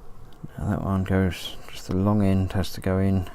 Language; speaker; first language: English; native; English